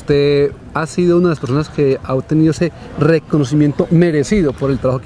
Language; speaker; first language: Spanish; native; Spanish